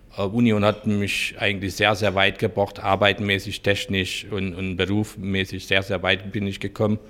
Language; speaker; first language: German; non-native, fluent; Hungarian